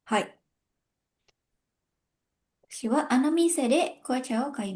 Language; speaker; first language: Japanese; non-native, fluent; Indonesian